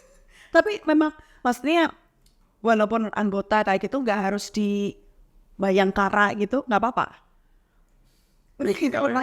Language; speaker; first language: Indonesian; native; Indonesian